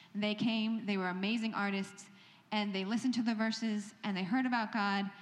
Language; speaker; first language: English; native; English